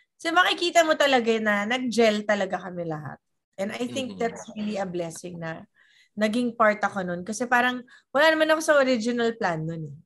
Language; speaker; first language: Filipino; native; Filipino